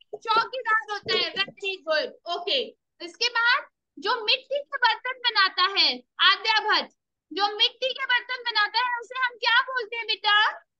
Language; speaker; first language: Hindi; native; Hindi